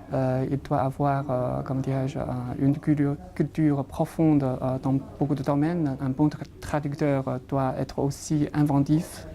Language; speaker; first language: French; non-native, fluent; Chinese